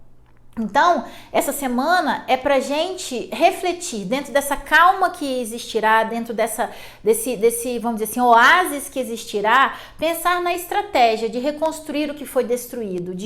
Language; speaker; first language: Portuguese; native; Portuguese